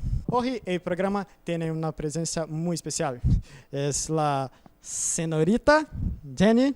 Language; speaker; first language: Spanish; non-native, learner; Portuguese